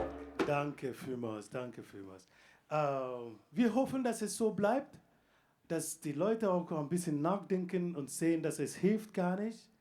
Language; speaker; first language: German; non-native, fluent; Igbo